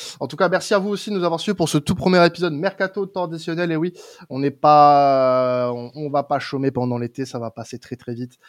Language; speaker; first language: French; native; French